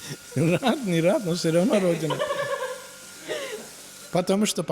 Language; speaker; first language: Russian; non-native, local second language; Azerbaijani